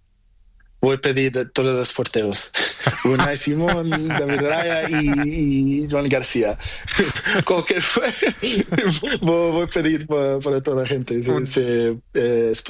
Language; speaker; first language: Spanish; non-native, learner; Portuguese